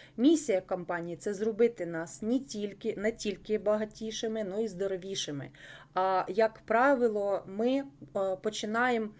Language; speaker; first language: Ukrainian; non-native, local second language; Russian